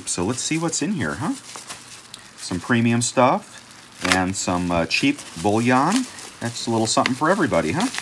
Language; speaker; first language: English; native; English